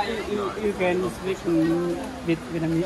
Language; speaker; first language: English; non-native, learner; Vietnamese